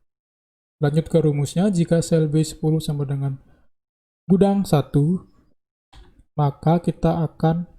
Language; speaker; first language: Indonesian; native; Indonesian